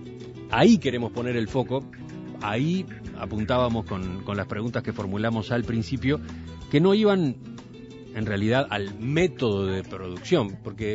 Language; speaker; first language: Spanish; native; Spanish